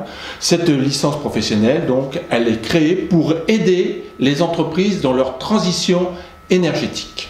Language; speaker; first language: French; native; French